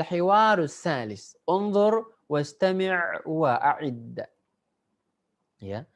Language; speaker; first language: Arabic; non-native, fluent; Indonesian